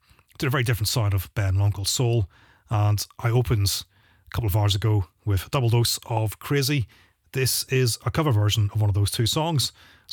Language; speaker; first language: English; native; English